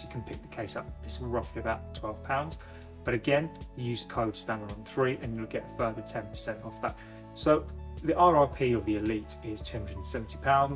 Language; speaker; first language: English; native; English